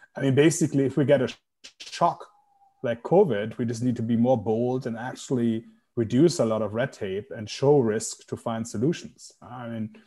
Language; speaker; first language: English; non-native, fluent; German